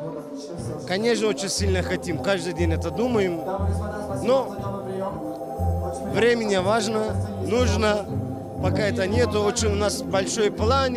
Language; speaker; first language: Russian; non-native, learner; Turkish